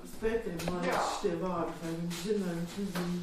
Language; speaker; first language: Latvian; native; Latvian